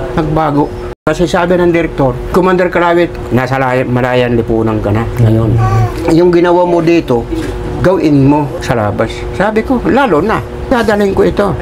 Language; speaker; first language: Filipino; native; Filipino